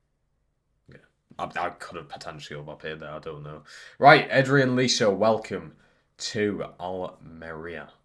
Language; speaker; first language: English; native; English